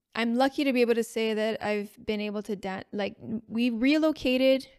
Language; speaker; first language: English; native; English